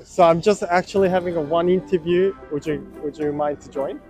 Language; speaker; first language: English; non-native, learner; Korean